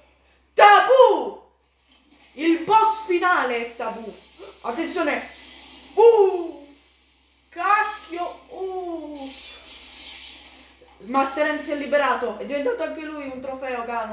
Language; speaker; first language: Italian; native; Italian